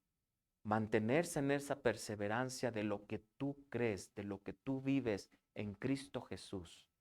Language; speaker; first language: Spanish; native; Spanish